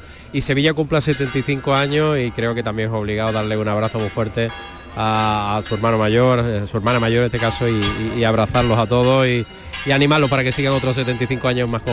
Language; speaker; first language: Spanish; native; Spanish